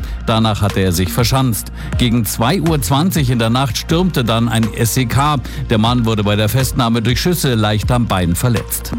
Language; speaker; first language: German; native; German